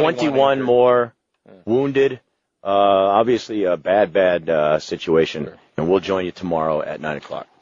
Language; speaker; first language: English; native; English